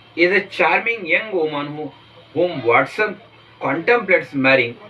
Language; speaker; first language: English; non-native, local second language; Marathi